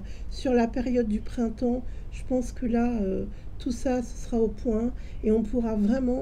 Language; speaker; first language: French; native; French